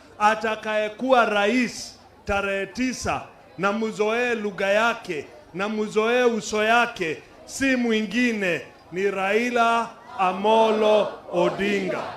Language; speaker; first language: Swahili; non-native, local second language; Kikuyu